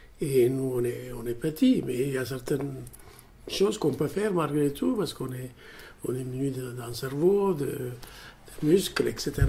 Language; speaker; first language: French; non-native, fluent; Amharic